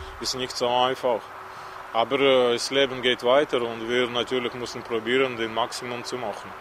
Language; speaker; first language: German; non-native, learner; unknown